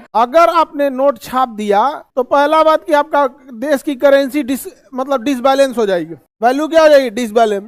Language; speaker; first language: Hindi; native; Hindi